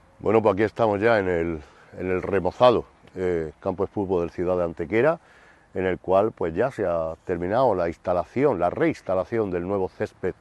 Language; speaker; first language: Spanish; native; Spanish